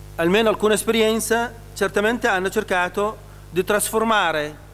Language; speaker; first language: Italian; non-native, fluent; Arabic